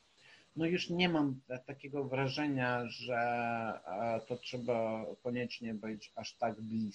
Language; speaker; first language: Polish; non-native, fluent; Ukrainian